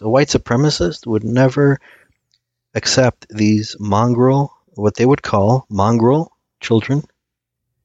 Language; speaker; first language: English; early bilingual, other home language; Assyrian Neo-Aramaic